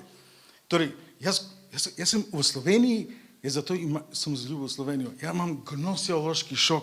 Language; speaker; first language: Slovenian; non-native, fluent; Macedonian